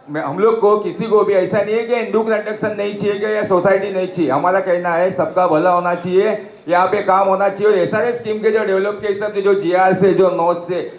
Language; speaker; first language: Hindi; non-native, local second language; Marathi